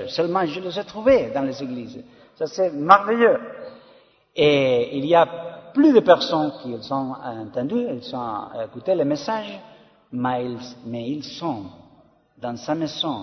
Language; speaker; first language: French; non-native, learner; Spanish